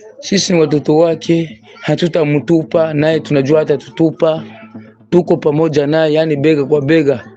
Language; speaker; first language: Swahili; native; Swahili